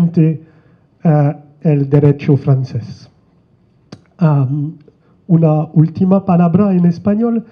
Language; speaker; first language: Spanish; non-native, learner; French